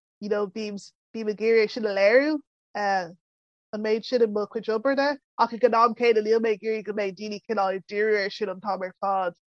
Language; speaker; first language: Irish; early bilingual, other home language; English